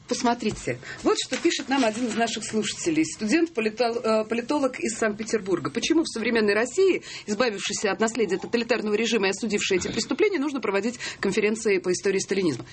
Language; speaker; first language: Russian; native; Russian